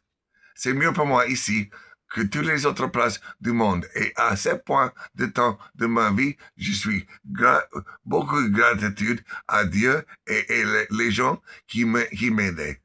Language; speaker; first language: French; non-native, learner; English